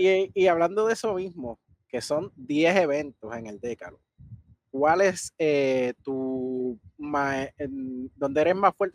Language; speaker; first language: Spanish; native; Spanish